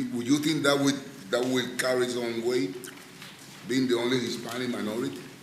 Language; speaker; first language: English; non-native, fluent; Spanish